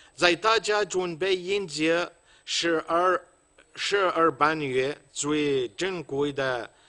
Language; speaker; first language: Chinese; non-native, fluent; Arabic